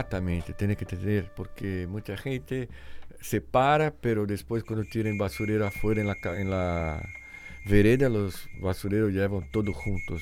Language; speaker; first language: Spanish; non-native, fluent; Portuguese